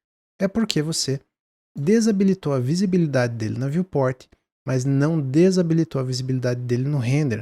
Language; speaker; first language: Portuguese; native; Portuguese